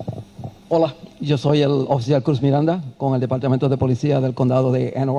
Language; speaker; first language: Spanish; early bilingual, heritage; Spanish